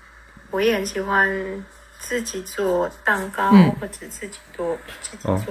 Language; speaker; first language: Chinese; non-native, fluent; Russian